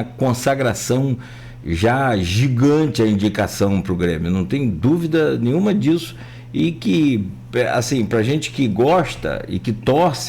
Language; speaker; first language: Portuguese; native; Portuguese